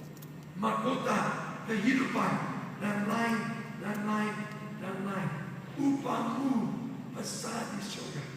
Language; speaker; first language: Indonesian; non-native, learner; English